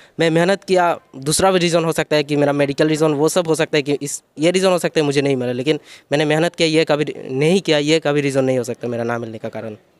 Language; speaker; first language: Hindi; non-native, local second language; Bangla